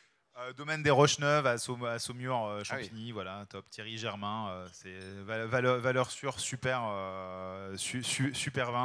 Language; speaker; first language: French; native; French